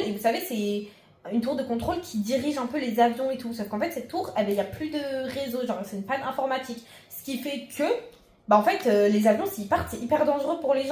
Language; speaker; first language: French; native; French